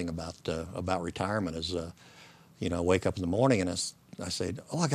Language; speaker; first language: English; native; English